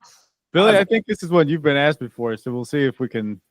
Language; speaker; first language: English; native; English